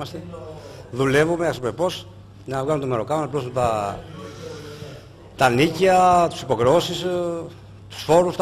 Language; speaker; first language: Greek; non-native, fluent; Albanian